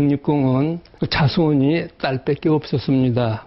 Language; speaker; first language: Korean; native; Korean